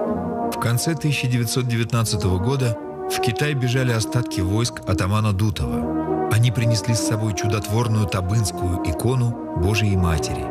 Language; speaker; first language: Russian; native; Russian